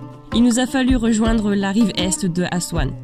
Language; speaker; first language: French; native; French